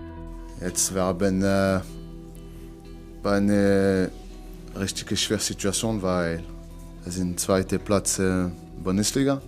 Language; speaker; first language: German; non-native, learner; French